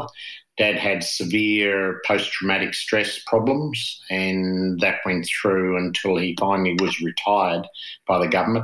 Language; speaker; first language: English; native; English